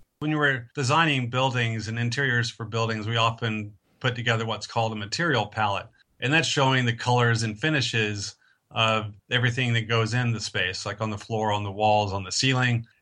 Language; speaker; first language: English; native; English